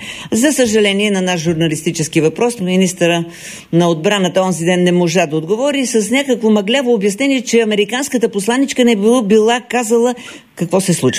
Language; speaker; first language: Bulgarian; native; Bulgarian